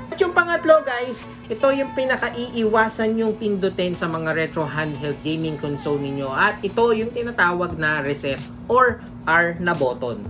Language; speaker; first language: Filipino; native; Filipino